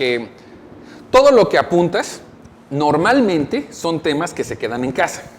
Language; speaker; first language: Spanish; native; Spanish